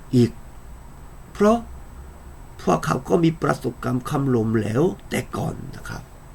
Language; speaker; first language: Thai; non-native, fluent; Korean